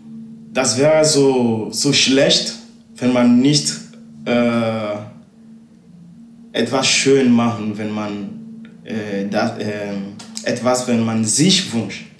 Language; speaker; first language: German; non-native, learner; Ewe